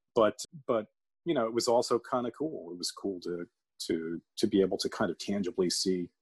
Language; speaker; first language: English; native; English